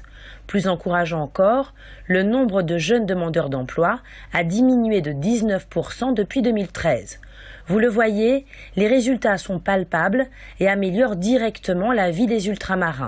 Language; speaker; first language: French; native; French